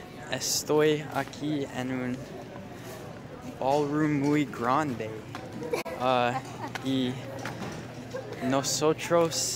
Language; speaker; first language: Spanish; non-native, learner; English